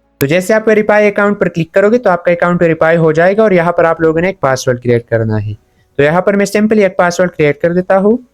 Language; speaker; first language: Urdu; non-native, local second language; Punjabi